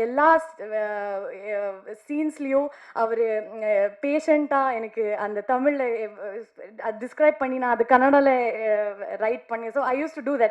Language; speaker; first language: Tamil; non-native, learner; Kannada